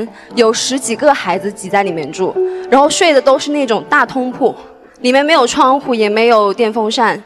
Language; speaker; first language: Chinese; native; Chinese